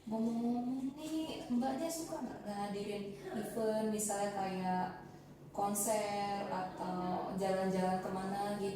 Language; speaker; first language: Indonesian; native; Indonesian